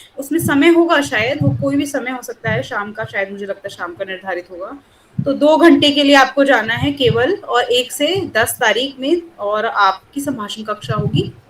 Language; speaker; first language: Hindi; native; Hindi